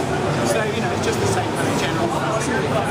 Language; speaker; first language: English; native; English